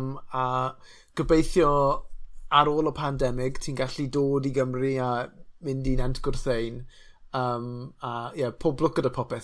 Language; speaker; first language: Welsh; non-native, local second language; English